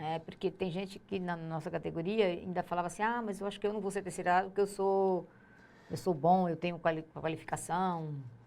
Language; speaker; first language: Portuguese; native; Portuguese